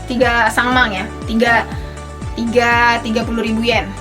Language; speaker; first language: Indonesian; native; Indonesian